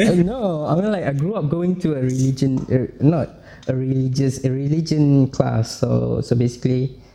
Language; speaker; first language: English; non-native, local second language; Malay